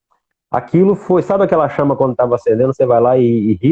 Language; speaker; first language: Portuguese; native; Portuguese